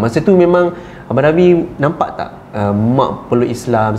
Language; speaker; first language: Malay; native; Malay